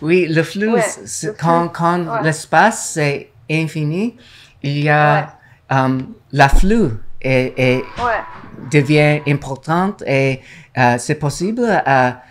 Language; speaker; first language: French; non-native, learner; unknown